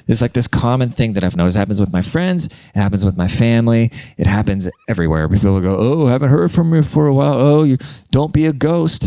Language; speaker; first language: English; native; English